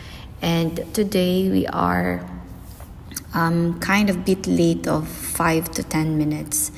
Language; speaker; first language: English; non-native, local second language; Filipino